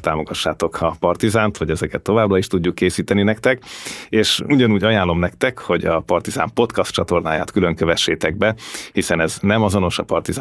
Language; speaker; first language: Hungarian; native; Hungarian